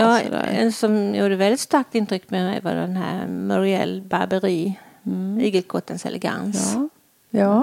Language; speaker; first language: Swedish; native; Swedish